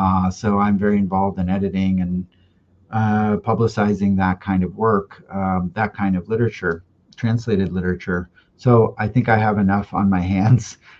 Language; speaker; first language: English; early bilingual, other home language; Russian